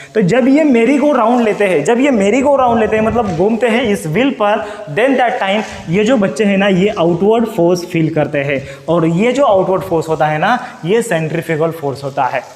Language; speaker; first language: Hindi; non-native, local second language; Marathi